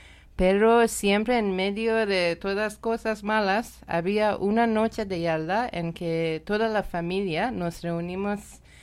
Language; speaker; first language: Spanish; non-native, learner; Persian